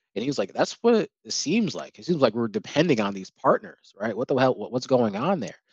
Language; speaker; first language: English; native; English